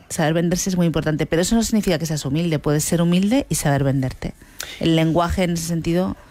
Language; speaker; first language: Spanish; native; Spanish